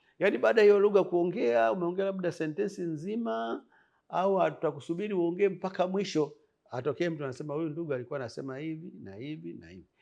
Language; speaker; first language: Swahili; native; Swahili